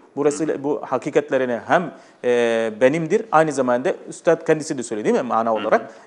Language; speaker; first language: Turkish; non-native, fluent; Arabic